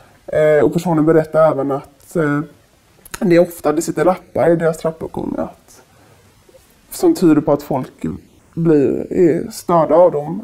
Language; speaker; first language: Swedish; native; Swedish